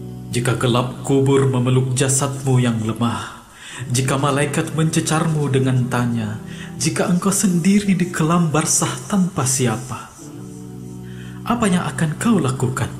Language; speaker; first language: Indonesian; native; Indonesian